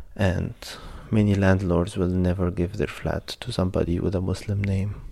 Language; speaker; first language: English; non-native, fluent; Arabic